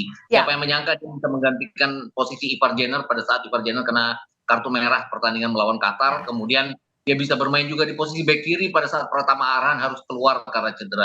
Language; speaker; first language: Indonesian; native; Indonesian